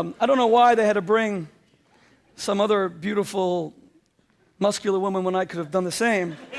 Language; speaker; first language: English; native; English